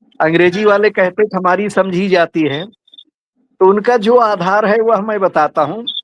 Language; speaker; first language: Hindi; native; Hindi